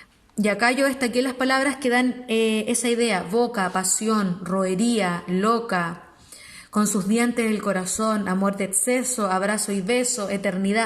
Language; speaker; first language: Spanish; native; Spanish